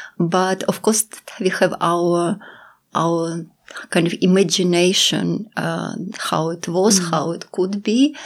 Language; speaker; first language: English; non-native, fluent; Russian